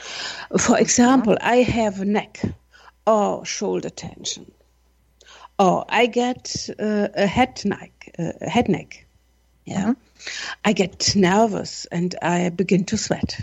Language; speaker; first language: English; non-native, learner; German